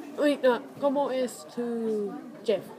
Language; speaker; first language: Spanish; non-native, learner; English